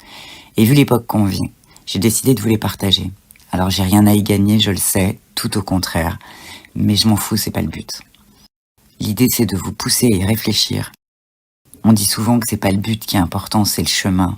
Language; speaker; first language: French; native; French